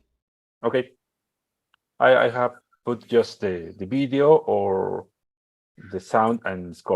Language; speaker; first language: English; non-native, learner; Spanish